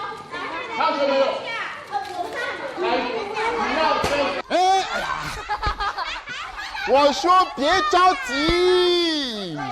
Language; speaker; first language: Chinese; non-native, fluent; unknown